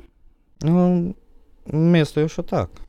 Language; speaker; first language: Polish; non-native, learner; Ukrainian